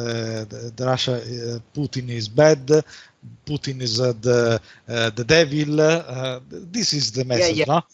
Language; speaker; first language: English; non-native, learner; Italian